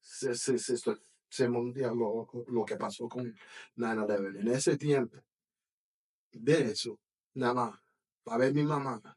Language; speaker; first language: Spanish; early bilingual, other home language; English